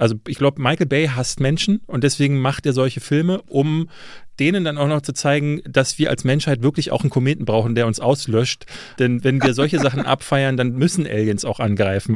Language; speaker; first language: German; native; German